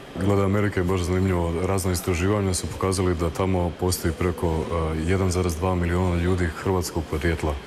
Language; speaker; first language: Croatian; early bilingual, heritage; Croatian